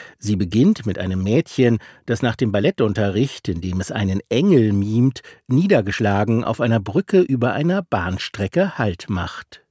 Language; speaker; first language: German; native; German